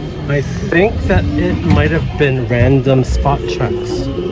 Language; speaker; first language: English; native; English